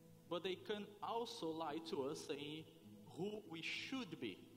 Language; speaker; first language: English; non-native, fluent; Portuguese